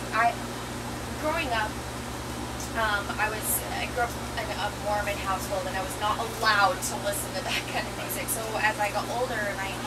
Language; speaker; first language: English; native; English